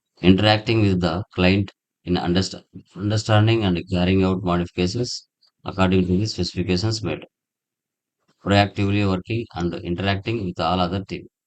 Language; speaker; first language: English; non-native, local second language; Telugu